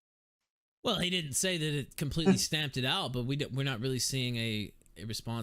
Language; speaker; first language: English; native; English